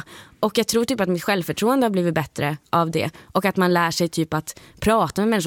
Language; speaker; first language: Swedish; native; Swedish